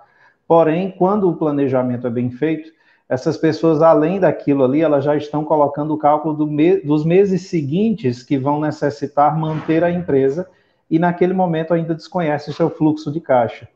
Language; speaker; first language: Portuguese; native; Portuguese